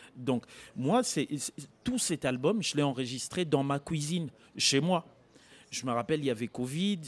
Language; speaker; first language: French; non-native, local second language; Lingala